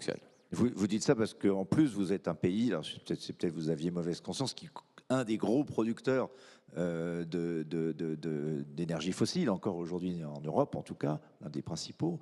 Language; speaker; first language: French; native; French